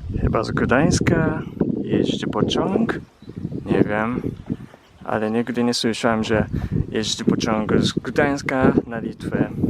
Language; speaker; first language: Polish; non-native, fluent; Japanese